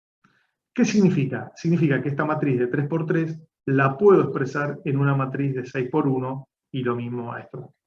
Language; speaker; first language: Spanish; native; Spanish